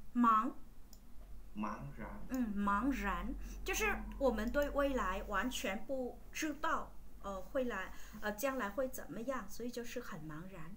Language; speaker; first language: Chinese; non-native, fluent; Vietnamese